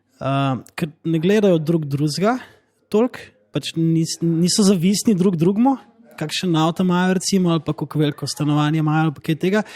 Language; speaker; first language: Slovenian; native; Slovenian